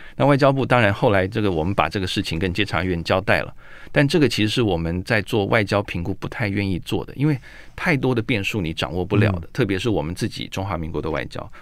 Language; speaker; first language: Chinese; native; Chinese